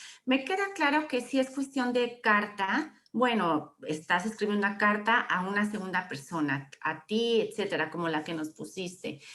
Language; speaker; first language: Spanish; native; Spanish